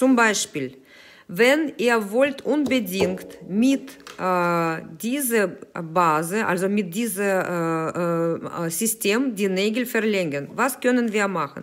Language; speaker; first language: German; non-native, fluent; Russian